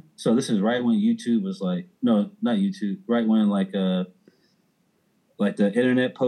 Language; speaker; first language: English; early bilingual, other home language; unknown